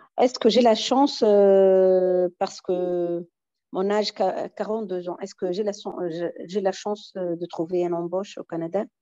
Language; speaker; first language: French; non-native, local second language; Arabic